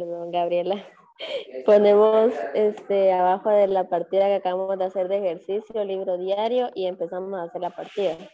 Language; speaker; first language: Spanish; native; Spanish